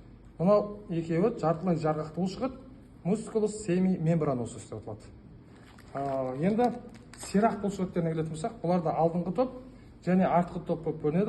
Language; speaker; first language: Kazakh; native; Kazakh